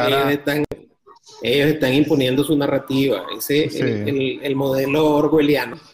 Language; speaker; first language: Spanish; native; Spanish